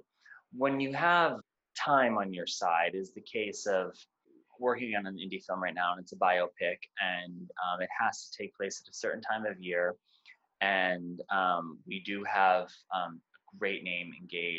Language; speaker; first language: English; native; English